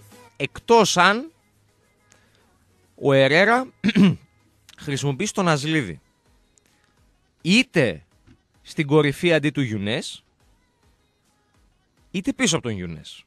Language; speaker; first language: Greek; native; Greek